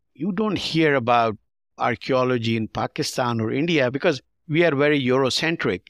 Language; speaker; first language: English; non-native, local second language; Urdu